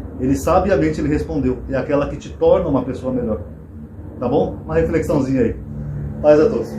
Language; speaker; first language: Portuguese; native; Portuguese